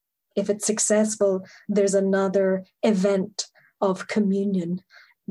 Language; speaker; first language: English; native; English